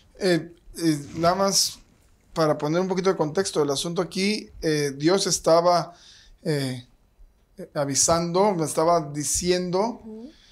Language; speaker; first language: Spanish; native; Spanish